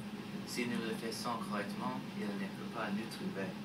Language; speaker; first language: French; non-native, learner; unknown